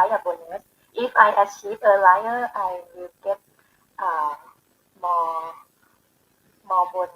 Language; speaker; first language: English; non-native, learner; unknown